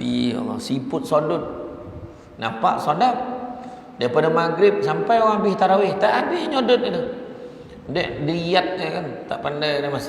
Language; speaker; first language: Malay; native; Malay